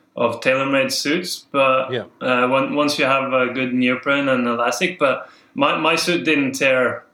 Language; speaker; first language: English; non-native, fluent; Norwegian